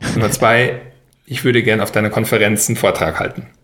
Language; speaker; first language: German; native; German